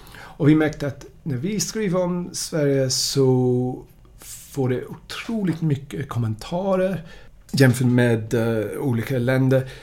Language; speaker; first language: Swedish; non-native, fluent; English